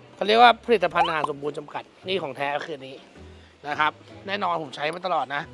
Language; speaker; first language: Thai; non-native, fluent; Chinese